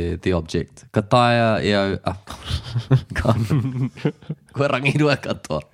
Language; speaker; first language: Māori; non-native, local second language; English